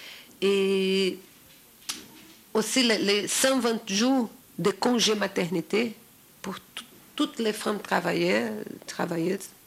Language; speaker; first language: French; non-native, fluent; Portuguese